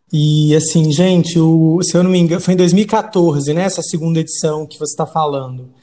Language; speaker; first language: Portuguese; native; Portuguese